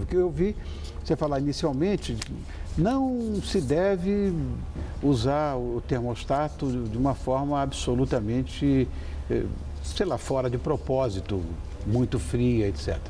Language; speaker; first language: Portuguese; native; Portuguese